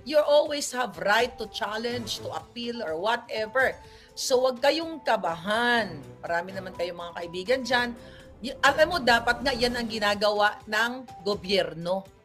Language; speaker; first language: Filipino; native; Filipino